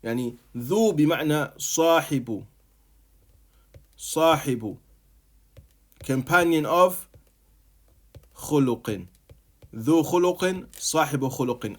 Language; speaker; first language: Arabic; non-native, fluent; English